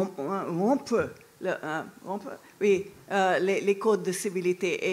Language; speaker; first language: French; non-native, fluent; English